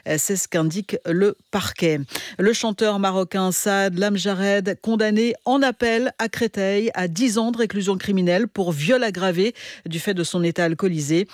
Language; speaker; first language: French; native; French